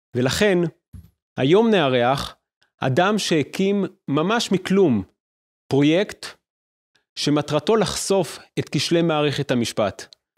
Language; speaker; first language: Hebrew; native; Hebrew